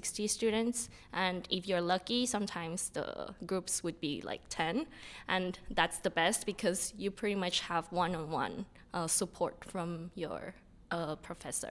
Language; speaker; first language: English; non-native, fluent; Spanish